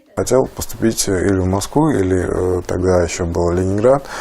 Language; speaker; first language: Russian; non-native, local second language; Tajik